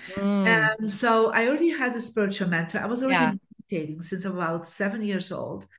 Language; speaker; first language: English; non-native, fluent; Dutch